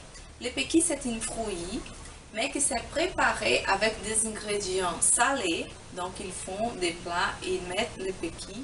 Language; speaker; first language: French; non-native, fluent; Portuguese